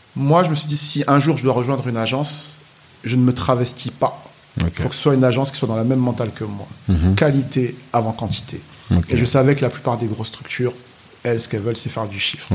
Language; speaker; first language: French; native; French